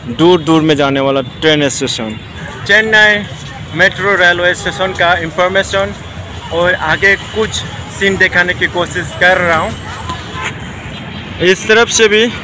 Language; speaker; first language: Hindi; non-native, local second language; Bangla